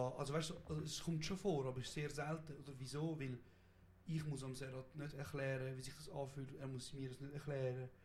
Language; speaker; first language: German; early bilingual, other home language; Kurdish